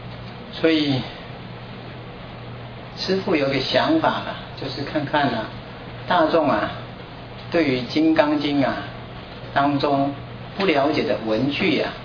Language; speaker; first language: Chinese; native; Chinese